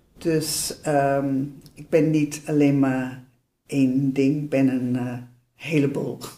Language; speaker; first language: Dutch; non-native, fluent; English